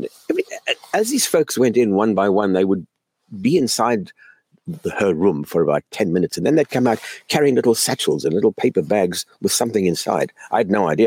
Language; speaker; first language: English; native; English